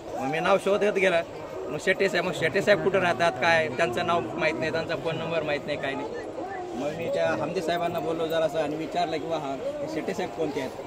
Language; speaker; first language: Marathi; native; Marathi